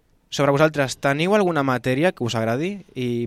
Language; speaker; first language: Catalan; native; Catalan